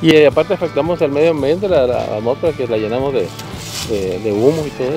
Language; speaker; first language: Spanish; native; Spanish